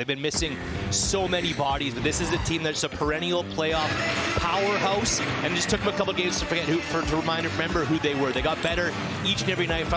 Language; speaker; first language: English; native; English